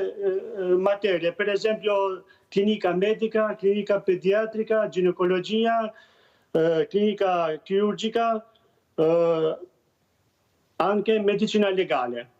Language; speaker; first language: Italian; non-native, learner; Albanian